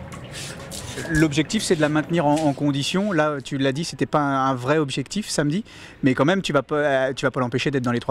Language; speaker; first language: French; native; French